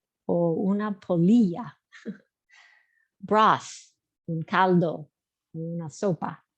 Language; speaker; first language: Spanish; non-native, fluent; English